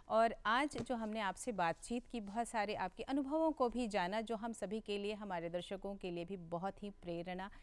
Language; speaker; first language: Hindi; native; Hindi